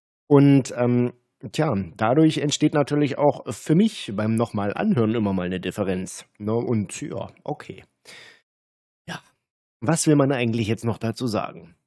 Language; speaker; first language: German; native; German